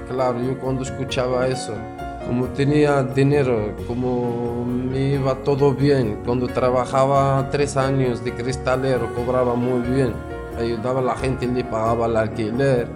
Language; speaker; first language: Spanish; non-native, fluent; Arabic